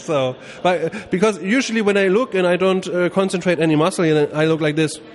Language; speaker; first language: English; non-native, fluent; German